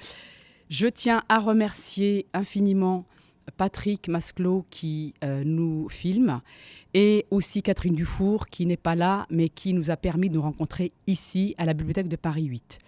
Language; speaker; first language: French; native; French